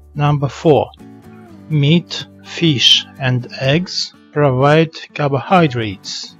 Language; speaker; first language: English; non-native, fluent; Russian